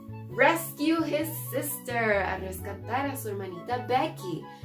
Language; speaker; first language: English; non-native, fluent; Spanish